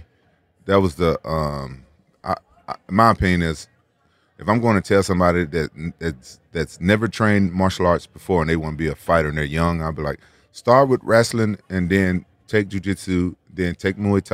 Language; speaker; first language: English; native; English